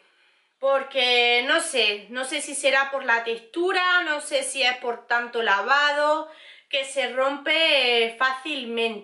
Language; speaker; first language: Spanish; native; Spanish